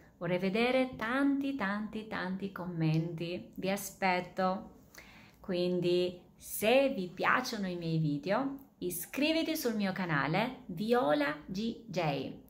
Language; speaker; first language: Italian; non-native, fluent; Albanian